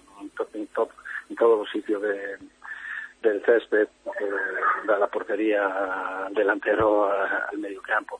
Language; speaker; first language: Spanish; non-native, fluent; Italian